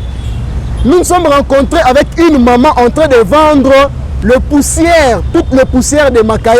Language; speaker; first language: French; non-native, local second language; Lingala